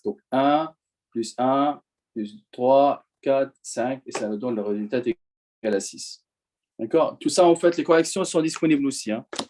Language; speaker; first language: French; native; French